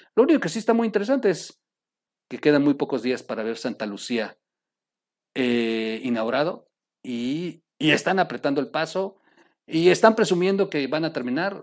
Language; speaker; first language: Spanish; native; Spanish